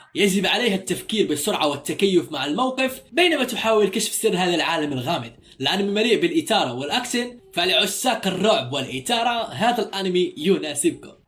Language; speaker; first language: Arabic; native; Arabic